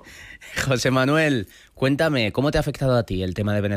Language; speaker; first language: Spanish; native; Spanish